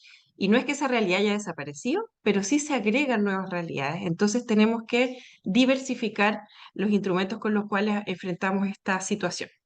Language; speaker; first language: Spanish; native; Spanish